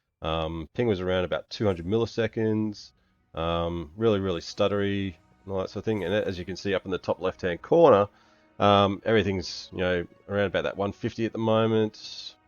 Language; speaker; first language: English; native; English